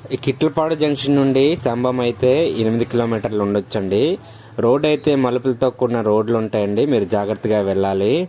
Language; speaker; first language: Telugu; non-native, local second language; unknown